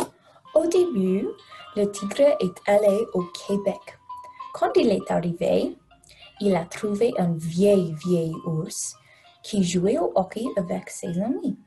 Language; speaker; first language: French; non-native, learner; English